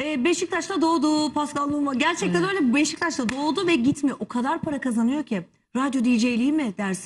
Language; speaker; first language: Turkish; native; Turkish